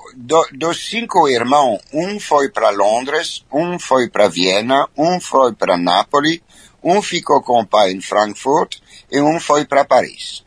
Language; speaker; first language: Portuguese; non-native, fluent; French